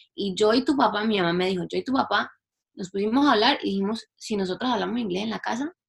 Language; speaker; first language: Spanish; early bilingual, heritage; English